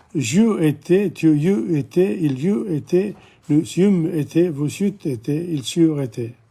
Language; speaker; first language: French; non-native, learner; English